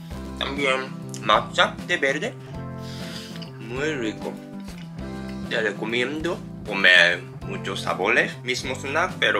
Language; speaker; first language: Spanish; non-native, learner; Japanese